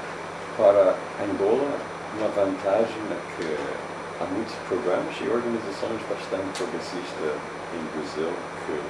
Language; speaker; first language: Portuguese; non-native, fluent; English